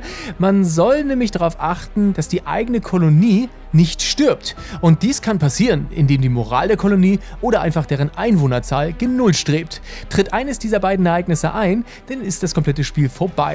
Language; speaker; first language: German; native; German